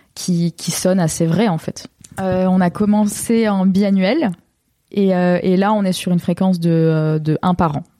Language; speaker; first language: French; native; French